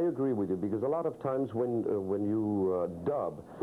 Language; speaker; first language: English; non-native, local second language; Spanish